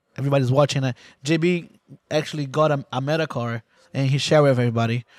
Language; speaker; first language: English; non-native, fluent; Portuguese